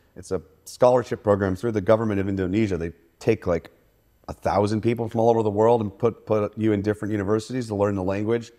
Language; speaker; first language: English; native; English